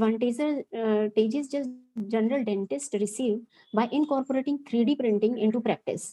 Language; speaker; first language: English; non-native, local second language; Hindi